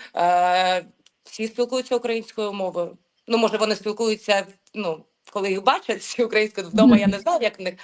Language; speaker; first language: Ukrainian; non-native, local second language; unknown